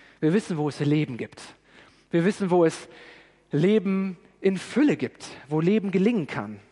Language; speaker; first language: German; native; German